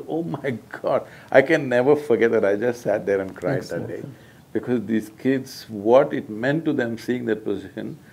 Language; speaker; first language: English; non-native, local second language; Kannada